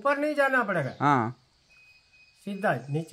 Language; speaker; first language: Hindi; non-native, local second language; Gujarati